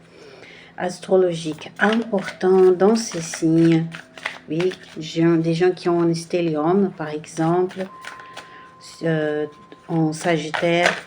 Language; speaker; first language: French; non-native, fluent; Portuguese